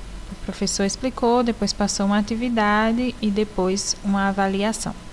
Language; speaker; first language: Portuguese; native; Portuguese